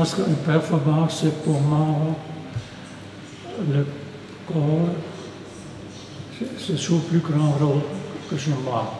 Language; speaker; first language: French; non-native, local second language; German